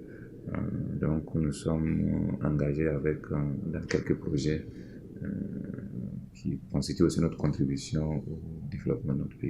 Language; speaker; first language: French; non-native, local second language; Mossi